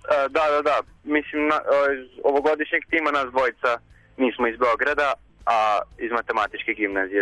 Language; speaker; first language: Serbian; native; Serbian